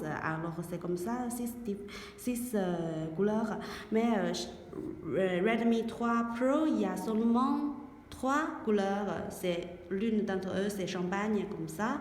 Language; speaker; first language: French; non-native, learner; Chinese